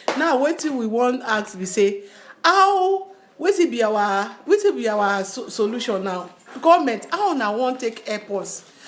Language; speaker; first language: Nigerian Pidgin; non-native, local second language; Yoruba